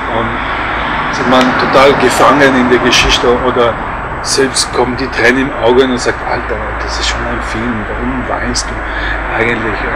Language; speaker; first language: German; non-native, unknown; French